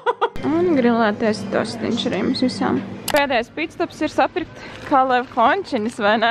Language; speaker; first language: Latvian; native; Latvian